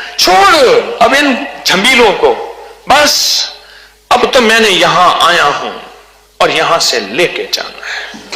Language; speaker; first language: Urdu; non-native, local second language; Punjabi